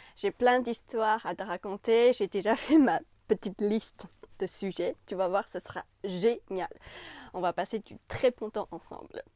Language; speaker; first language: French; non-native, fluent; Chinese